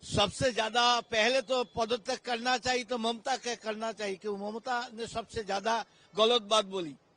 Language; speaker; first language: Hindi; non-native, local second language; Bangla